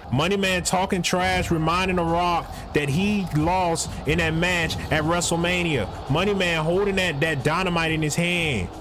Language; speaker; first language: English; native; English